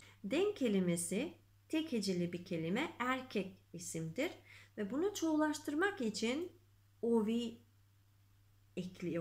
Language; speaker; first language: Turkish; non-native, fluent; Macedonian